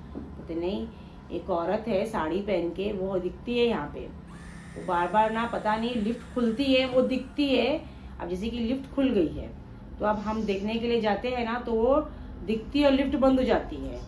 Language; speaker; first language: Hindi; non-native, local second language; Marathi